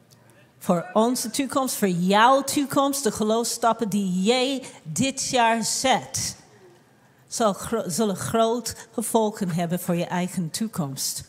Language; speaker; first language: Dutch; non-native, fluent; English